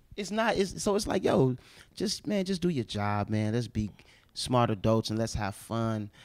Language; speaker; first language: English; native; English